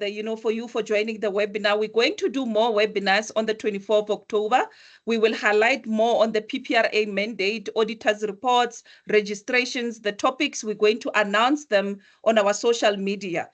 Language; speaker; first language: English; non-native, local second language; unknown